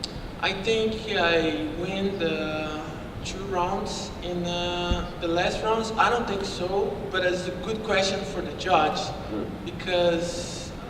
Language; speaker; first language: English; non-native, learner; Portuguese